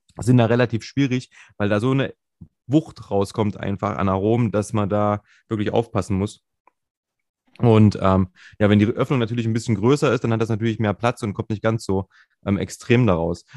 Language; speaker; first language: German; native; German